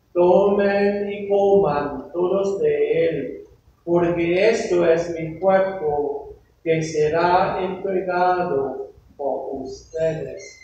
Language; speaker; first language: Spanish; non-native, learner; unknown